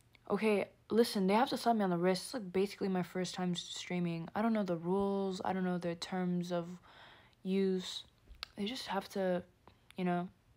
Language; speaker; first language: English; early bilingual, other home language; Spanish